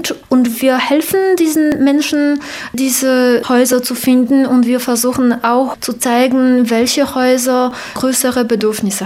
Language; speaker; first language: German; non-native, fluent; Polish